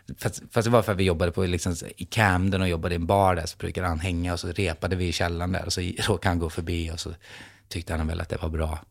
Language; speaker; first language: Swedish; native; Swedish